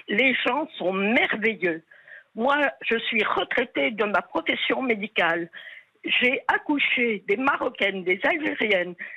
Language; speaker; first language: French; native; French